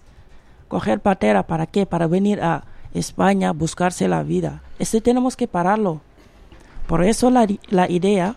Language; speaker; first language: Spanish; non-native, fluent; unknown